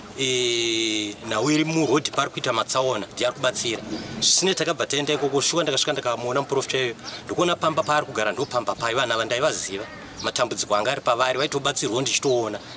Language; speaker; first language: Shona; native; Shona